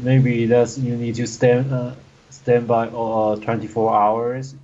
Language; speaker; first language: English; non-native, learner; Chinese